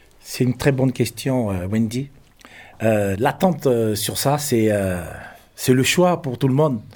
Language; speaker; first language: French; non-native, local second language; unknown